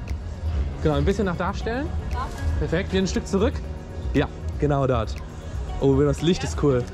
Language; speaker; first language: German; native; German